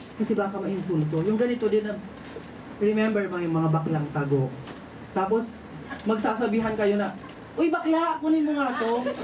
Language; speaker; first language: Filipino; non-native, local second language; Waray